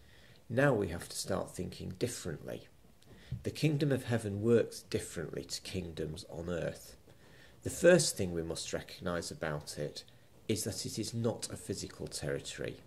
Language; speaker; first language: English; native; English